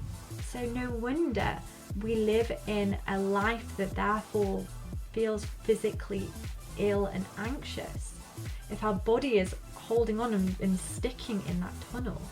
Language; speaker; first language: English; native; English